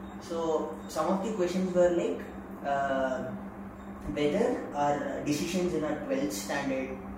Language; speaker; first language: English; non-native, local second language; Tamil